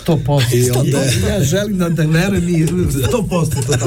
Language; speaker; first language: Serbian; native; Serbian